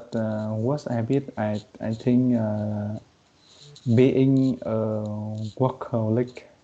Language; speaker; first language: English; non-native, learner; Vietnamese